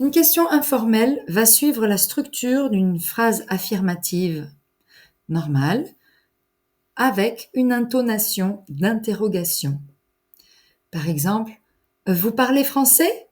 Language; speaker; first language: French; native; French